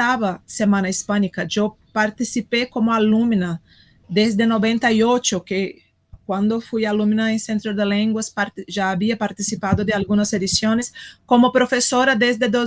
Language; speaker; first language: Spanish; non-native, fluent; Portuguese